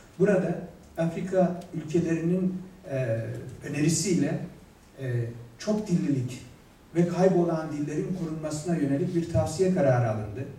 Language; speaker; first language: Turkish; native; Turkish